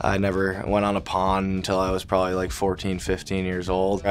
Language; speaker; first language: English; native; English